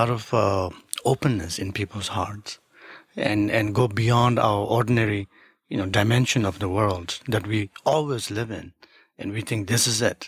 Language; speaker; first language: English; non-native, local second language; Tibetan